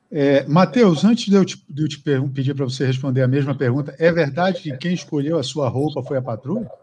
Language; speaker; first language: Portuguese; native; Portuguese